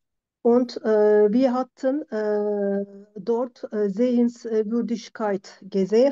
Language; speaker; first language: German; non-native, learner; Turkish